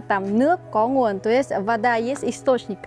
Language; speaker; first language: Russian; non-native, learner; Vietnamese